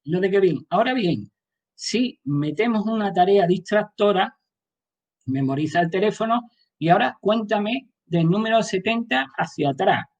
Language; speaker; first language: Spanish; native; Spanish